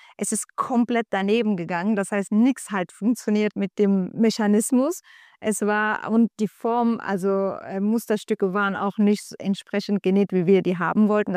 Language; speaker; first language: German; non-native, fluent; Turkish